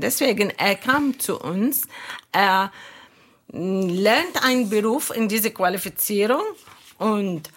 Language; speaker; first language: German; non-native, learner; Arabic